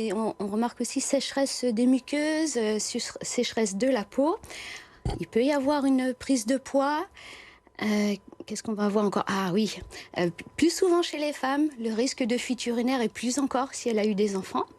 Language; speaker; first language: French; native; French